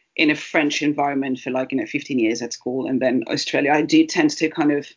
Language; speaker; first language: English; early bilingual, heritage; Spanish